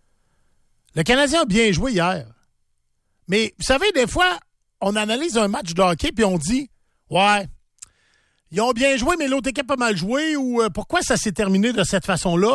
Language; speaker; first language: French; native; French